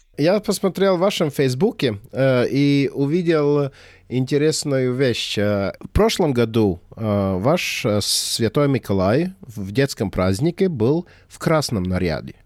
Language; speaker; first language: Russian; non-native, fluent; Latvian